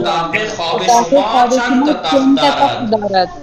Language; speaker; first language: Persian; non-native, fluent; Urdu